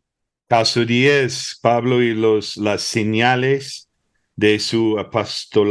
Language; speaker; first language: Spanish; early bilingual, heritage; Spanish